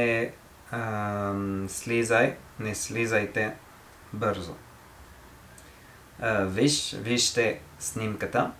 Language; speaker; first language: Bulgarian; non-native, learner; English